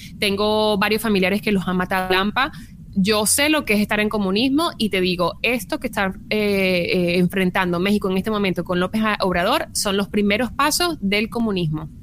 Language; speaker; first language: Spanish; native; Spanish